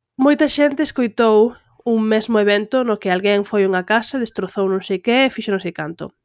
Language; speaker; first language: Galician; native; Galician